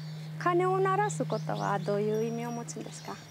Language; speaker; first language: Japanese; non-native, fluent; Romanian